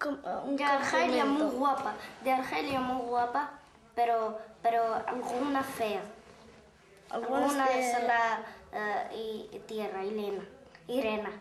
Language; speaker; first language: Spanish; non-native, learner; Arabic